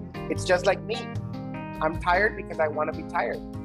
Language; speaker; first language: English; non-native, fluent; Spanish